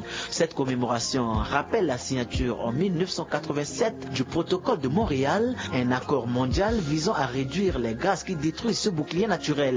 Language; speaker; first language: French; non-native, local second language; Sango